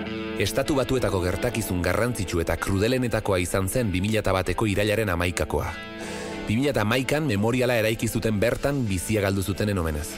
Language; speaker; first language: Basque; native; Basque